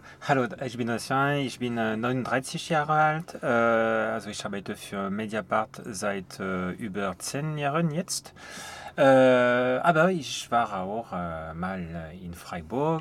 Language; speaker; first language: German; non-native, fluent; French